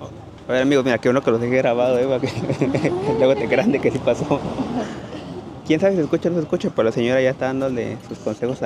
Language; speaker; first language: Spanish; native; Spanish